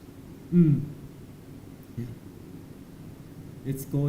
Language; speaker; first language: English; non-native, learner; Thai